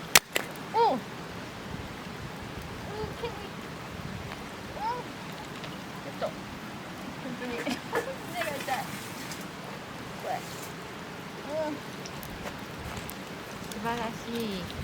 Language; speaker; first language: Japanese; native; Japanese